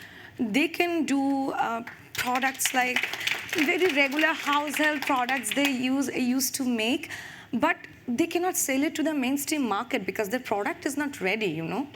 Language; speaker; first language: English; non-native, local second language; Bangla